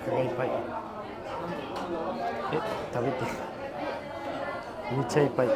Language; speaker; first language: Japanese; non-native, fluent; French